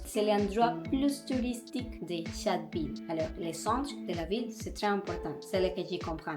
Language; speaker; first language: French; non-native, learner; Spanish